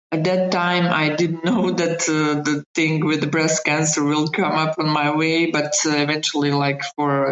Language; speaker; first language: English; non-native, fluent; Bosnian